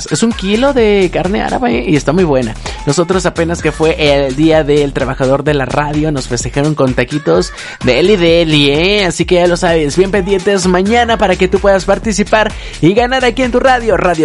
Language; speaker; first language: Spanish; native; Spanish